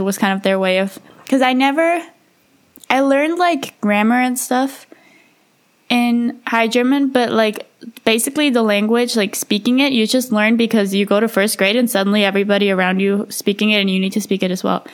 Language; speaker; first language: English; early bilingual, heritage; English